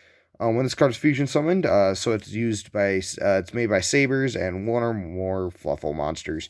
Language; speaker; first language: English; native; English